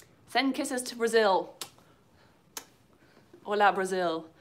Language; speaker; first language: English; native; English